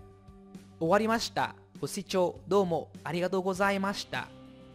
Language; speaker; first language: Japanese; non-native, fluent; Vietnamese